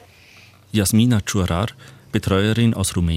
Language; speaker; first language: German; native; German